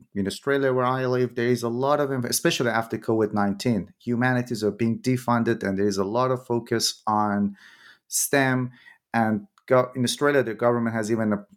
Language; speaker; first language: English; non-native, fluent; Persian